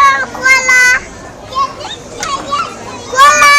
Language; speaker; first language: Korean; early bilingual, heritage; Korean